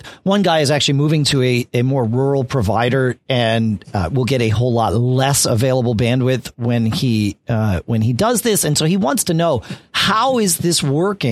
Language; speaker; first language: English; native; English